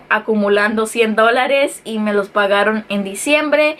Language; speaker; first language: Spanish; early bilingual, heritage; Spanish